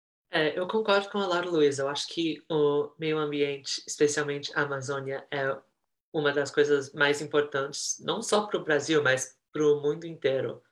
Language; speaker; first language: Portuguese; early bilingual, heritage; Portuguese